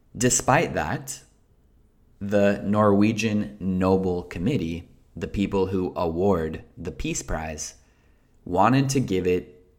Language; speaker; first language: English; native; English